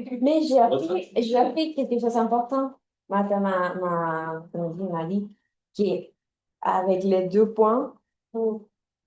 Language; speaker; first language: French; non-native, fluent; Spanish